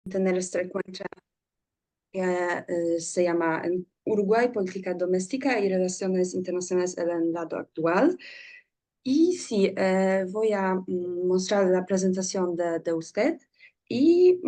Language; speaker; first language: Spanish; non-native, learner; Polish